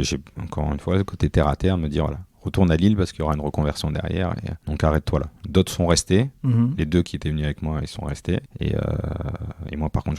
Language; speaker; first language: French; native; French